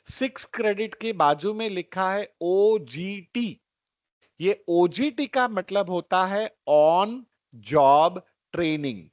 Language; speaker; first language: Hindi; non-native, local second language; Gujarati